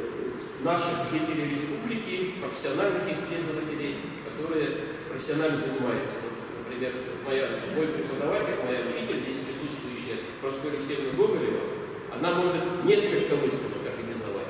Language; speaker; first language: Russian; native; Russian